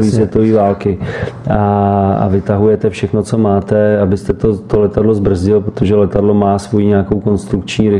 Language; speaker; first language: Czech; native; Czech